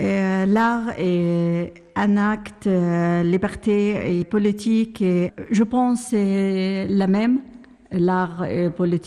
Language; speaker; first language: French; non-native, learner; Arabic